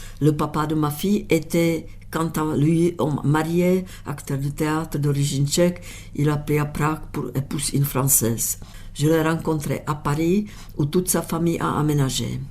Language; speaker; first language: French; non-native, fluent; Czech